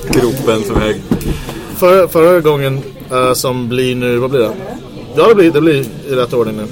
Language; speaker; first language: Swedish; non-native, fluent; English